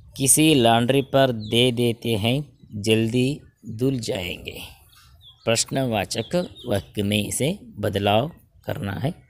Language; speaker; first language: Hindi; non-native, local second language; Kannada